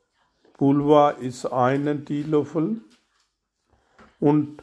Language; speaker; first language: German; non-native, learner; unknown